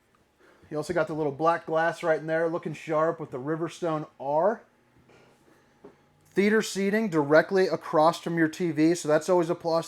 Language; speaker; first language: English; native; English